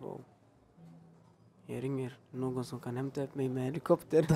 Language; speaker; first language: Swedish; early bilingual, other home language; Albanian